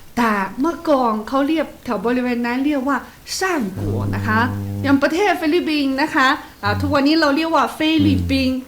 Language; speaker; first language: Thai; non-native, fluent; Chinese